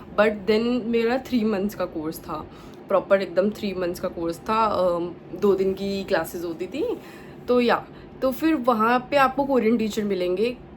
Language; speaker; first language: Hindi; non-native, local second language; Punjabi